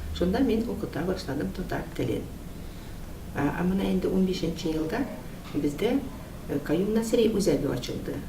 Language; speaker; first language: Tatar; early bilingual, heritage; Tatar